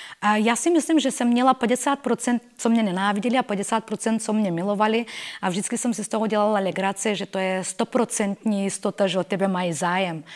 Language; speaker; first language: Czech; non-native, fluent; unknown